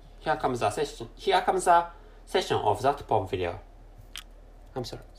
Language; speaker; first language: English; non-native, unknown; Japanese